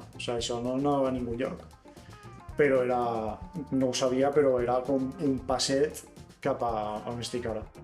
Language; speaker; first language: Catalan; native; Catalan